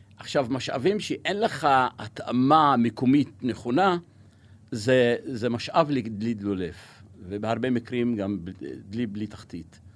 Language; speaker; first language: Hebrew; non-native, local second language; Arabic